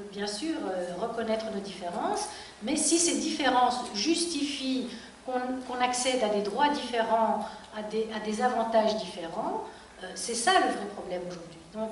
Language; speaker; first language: French; native; French